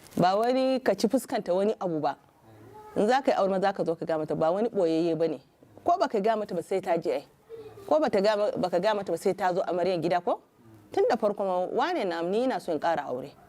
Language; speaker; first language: Hausa; non-native, local second language; Arabic